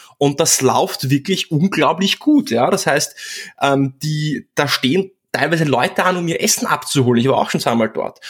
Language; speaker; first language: German; early bilingual, other home language; Czech